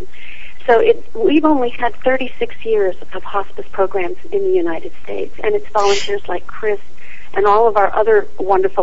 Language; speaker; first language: English; native; English